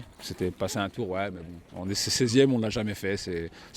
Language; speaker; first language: French; native; French